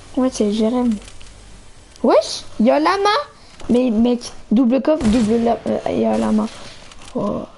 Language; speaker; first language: French; native; French